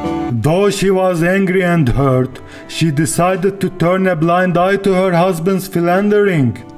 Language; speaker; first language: English; non-native, fluent; Turkish